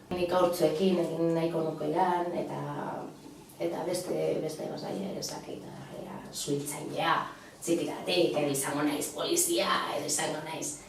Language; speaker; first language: Basque; non-native, local second language; Spanish